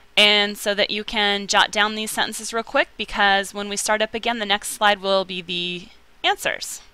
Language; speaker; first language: English; native; English